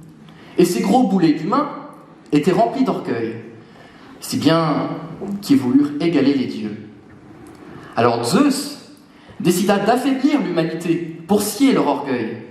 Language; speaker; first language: French; native; French